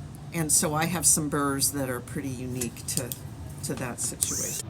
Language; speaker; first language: English; native; English